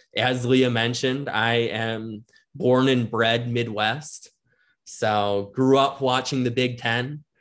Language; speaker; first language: English; native; English